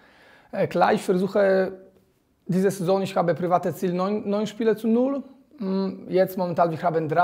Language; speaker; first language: German; non-native, fluent; Polish